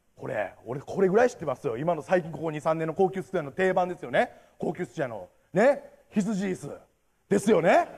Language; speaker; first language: Japanese; native; Japanese